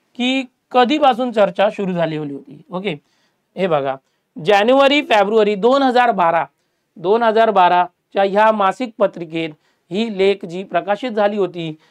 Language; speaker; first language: Marathi; native; Marathi